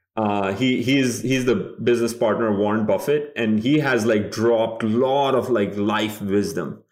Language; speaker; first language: English; non-native, local second language; Bangla